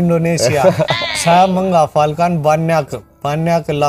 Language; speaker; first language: Indonesian; non-native, learner; Hindi